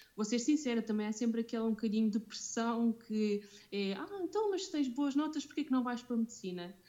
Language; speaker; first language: Portuguese; early bilingual, other home language; Romanian